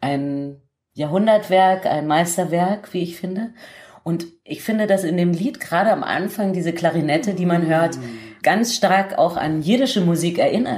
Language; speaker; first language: German; native; German